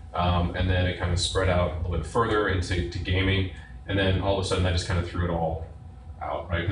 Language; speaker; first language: English; native; English